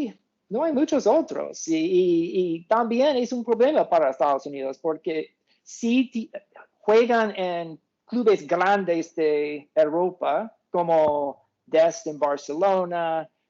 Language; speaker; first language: Spanish; non-native, fluent; English